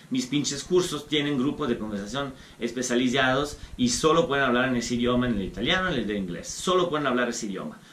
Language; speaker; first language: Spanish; non-native, fluent; Italian